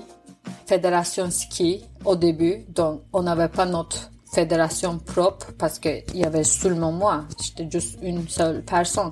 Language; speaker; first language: French; non-native, fluent; Turkish